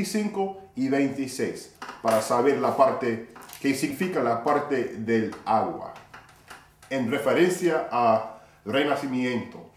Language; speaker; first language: Spanish; non-native, fluent; English